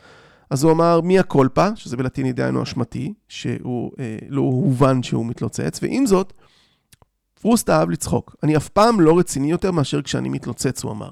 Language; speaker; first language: Hebrew; native; Hebrew